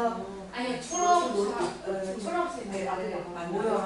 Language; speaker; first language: Korean; non-native, learner; Mongolian